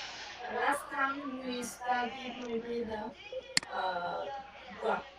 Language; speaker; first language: English; non-native, learner; Vietnamese